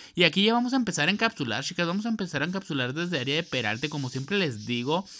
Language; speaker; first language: Spanish; native; Spanish